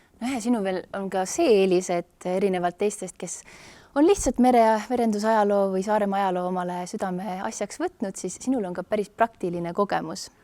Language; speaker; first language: Estonian; native; Estonian